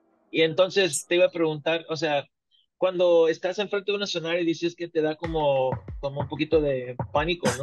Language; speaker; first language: Spanish; native; Spanish